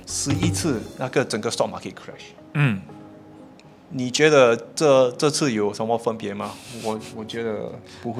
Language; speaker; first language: Chinese; non-native, local second language; English